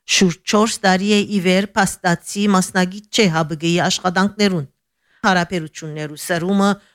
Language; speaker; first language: Armenian; early bilingual, heritage; Armenian